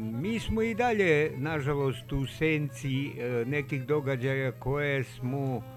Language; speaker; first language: Serbian; native; Serbian